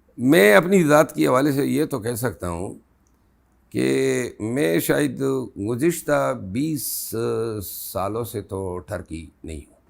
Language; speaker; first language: Urdu; non-native, local second language; Pashto